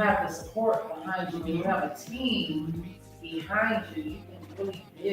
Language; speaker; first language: English; native; English